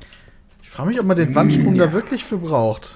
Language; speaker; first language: German; native; German